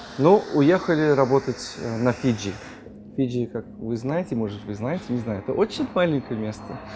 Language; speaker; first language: Russian; non-native, fluent; English